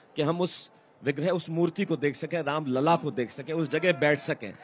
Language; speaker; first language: Hindi; native; Hindi